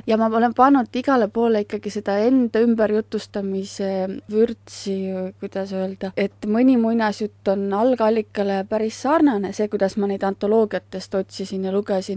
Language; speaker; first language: Estonian; native; Estonian